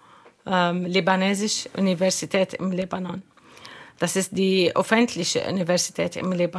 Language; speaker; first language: German; non-native, learner; Arabic